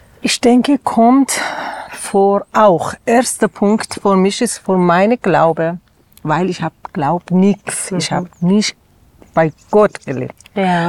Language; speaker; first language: German; non-native, learner; Persian